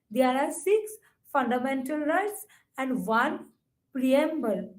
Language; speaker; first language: English; non-native, local second language; Assamese